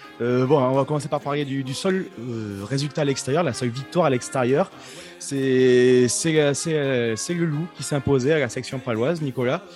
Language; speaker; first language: French; native; French